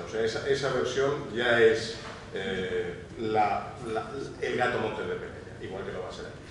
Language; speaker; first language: Spanish; native; Spanish